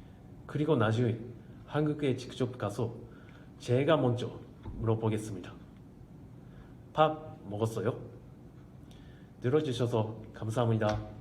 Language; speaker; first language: Korean; non-native, fluent; Japanese